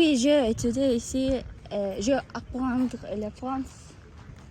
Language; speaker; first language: French; non-native, learner; Kazakh